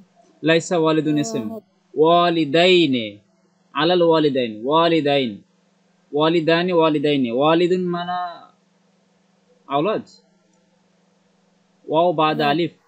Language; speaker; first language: Arabic; non-native, learner; Bangla